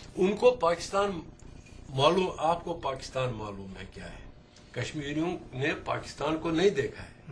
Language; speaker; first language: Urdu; non-native, local second language; Kashmiri